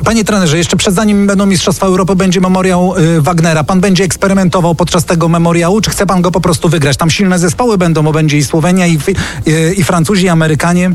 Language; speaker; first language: Polish; native; Polish